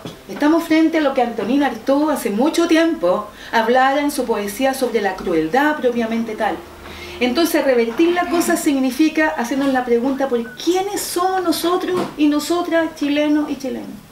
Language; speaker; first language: Spanish; native; Spanish